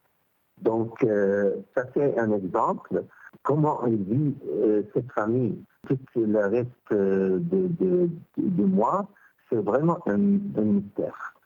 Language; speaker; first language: French; non-native, local second language; Arabic